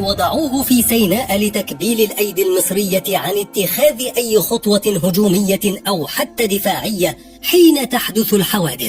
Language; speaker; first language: Arabic; native; Arabic